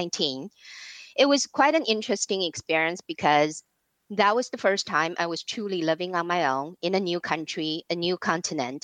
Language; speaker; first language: English; non-native, fluent; Chinese